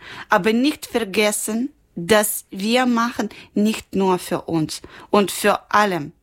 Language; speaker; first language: German; non-native, learner; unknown